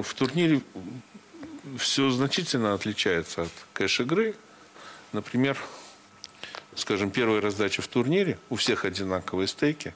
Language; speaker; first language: Russian; native; Russian